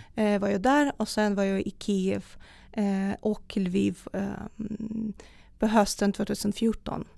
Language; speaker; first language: Swedish; non-native, fluent; Russian